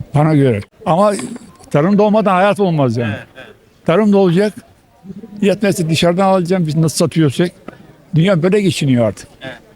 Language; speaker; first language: Turkish; early bilingual, other home language; Albanian